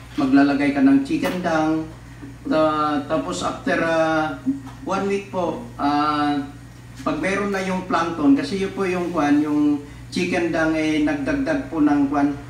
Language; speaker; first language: Filipino; non-native, local second language; Iloko